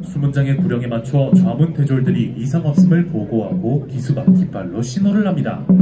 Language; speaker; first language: Korean; native; Korean